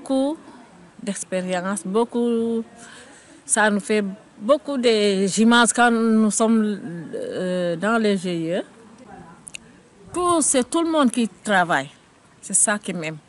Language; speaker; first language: French; non-native, learner; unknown